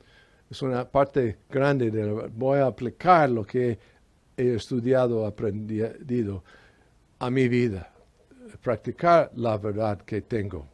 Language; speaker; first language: Spanish; non-native, fluent; English